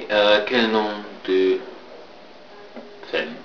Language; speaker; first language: French; non-native, learner; English